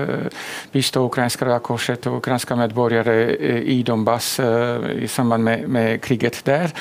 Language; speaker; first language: Swedish; non-native, fluent; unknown